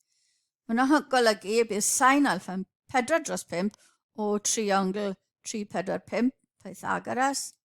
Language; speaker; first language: Welsh; native; Welsh